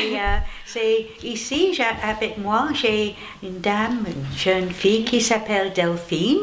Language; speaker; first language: French; non-native, learner; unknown